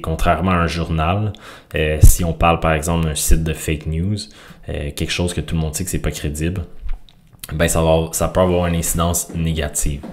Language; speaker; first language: French; native; French